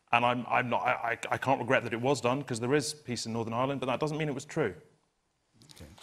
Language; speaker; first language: English; native; English